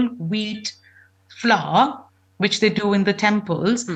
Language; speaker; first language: English; non-native, local second language; Punjabi